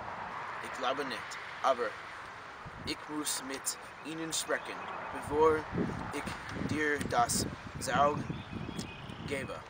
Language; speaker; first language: German; non-native, learner; English